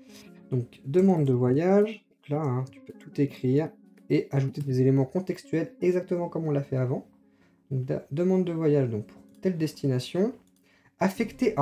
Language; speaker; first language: French; native; French